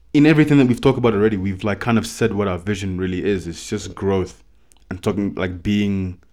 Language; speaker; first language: English; native; English